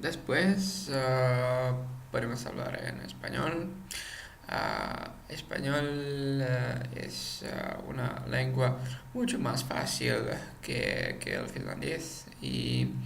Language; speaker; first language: Spanish; non-native, learner; Czech